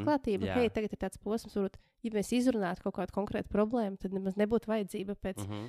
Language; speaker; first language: Latvian; native; Latvian